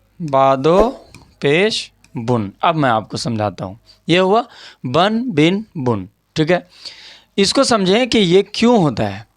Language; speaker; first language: Urdu; native; Urdu